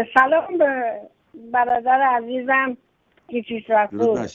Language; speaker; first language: Persian; native; Persian